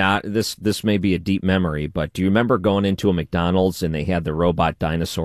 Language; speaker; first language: English; native; English